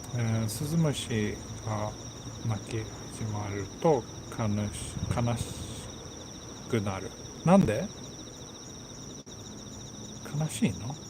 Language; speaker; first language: Japanese; non-native, learner; Swedish